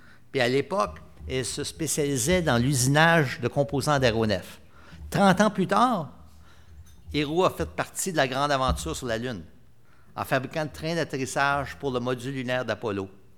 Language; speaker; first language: French; native; French